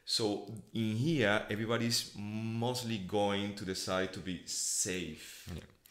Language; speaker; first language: English; non-native, fluent; Spanish